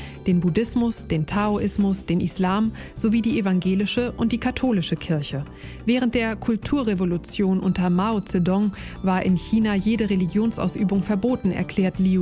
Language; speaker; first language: German; native; German